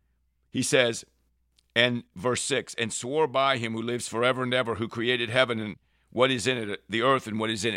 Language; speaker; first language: English; native; English